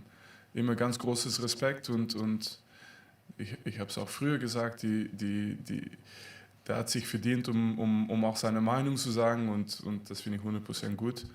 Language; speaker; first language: German; non-native, fluent; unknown